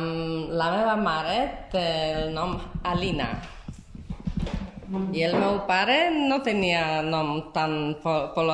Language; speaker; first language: Catalan; non-native, fluent; Polish